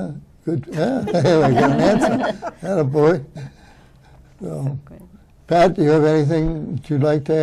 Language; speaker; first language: English; native; English